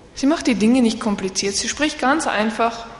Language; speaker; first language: German; non-native, learner; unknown